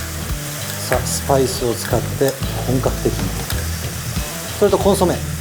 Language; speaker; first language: Japanese; native; Japanese